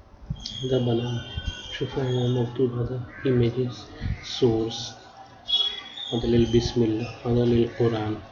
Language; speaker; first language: Arabic; non-native, learner; Urdu